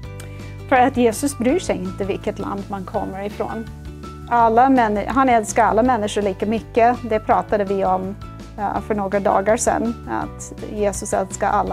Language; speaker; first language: Swedish; non-native, fluent; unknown